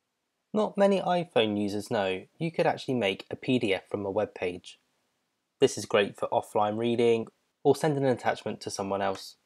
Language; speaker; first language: English; native; English